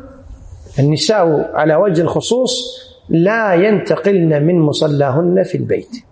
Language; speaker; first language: Arabic; native; Arabic